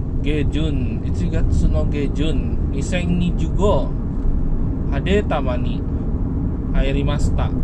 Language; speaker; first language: Japanese; non-native, learner; Indonesian